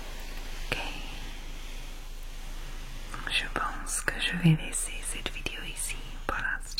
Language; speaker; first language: French; non-native, fluent; English